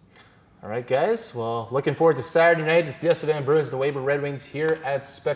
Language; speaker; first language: English; native; English